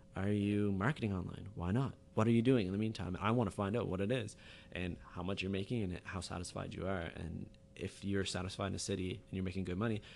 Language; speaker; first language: English; native; English